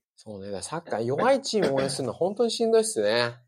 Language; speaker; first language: Japanese; native; Japanese